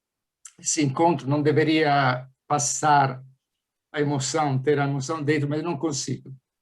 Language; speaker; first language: Portuguese; non-native, fluent; Italian